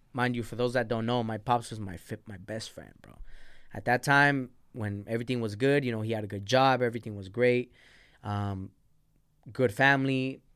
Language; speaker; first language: English; early bilingual, other home language; Spanish